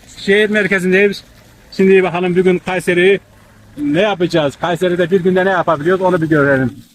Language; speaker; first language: Turkish; native; Turkish